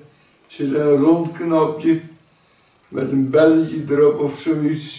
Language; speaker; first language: Dutch; native; Dutch